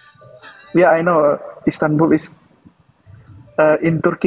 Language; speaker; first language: English; non-native, learner; Indonesian